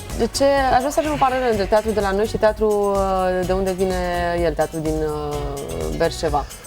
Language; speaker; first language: Romanian; native; Romanian